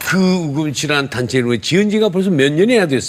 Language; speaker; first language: Korean; native; Korean